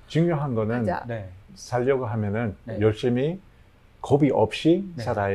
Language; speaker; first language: Korean; non-native, learner; English